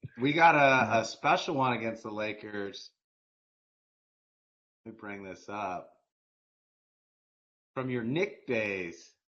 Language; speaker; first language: English; native; English